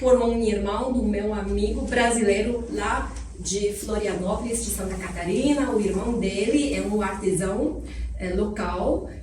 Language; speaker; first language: Portuguese; non-native, fluent; Chinese